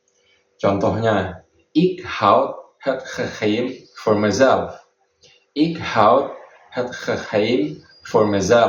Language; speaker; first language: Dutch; non-native, fluent; Indonesian